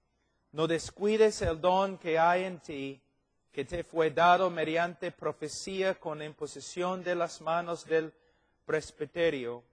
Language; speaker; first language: Spanish; non-native, fluent; English